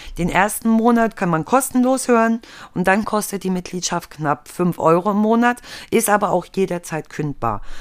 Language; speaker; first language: German; native; German